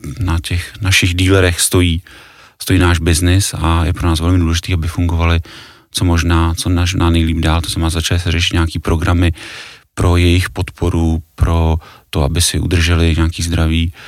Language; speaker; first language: Czech; native; Czech